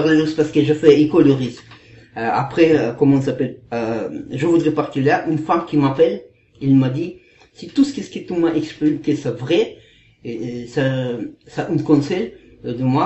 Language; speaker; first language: French; non-native, learner; Kazakh